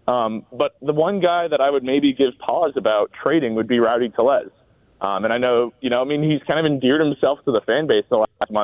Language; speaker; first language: English; native; English